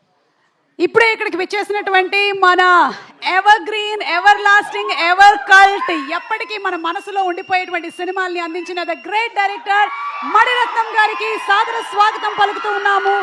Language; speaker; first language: Telugu; native; Telugu